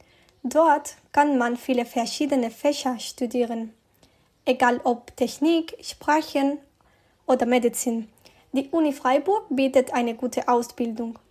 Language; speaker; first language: German; non-native, learner; Spanish